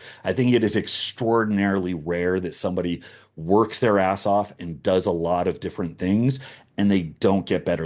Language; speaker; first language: English; native; English